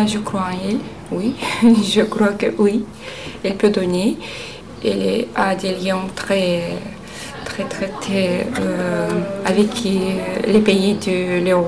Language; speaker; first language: French; non-native, learner; Romanian